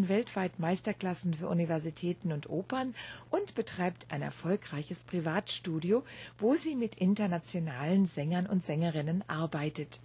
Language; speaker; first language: German; native; German